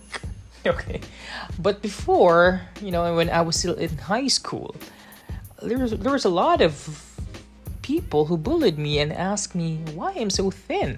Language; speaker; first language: English; non-native, local second language; Cebuano